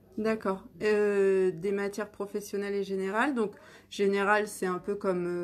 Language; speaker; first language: French; native; French